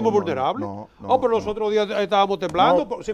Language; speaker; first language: Spanish; native; Spanish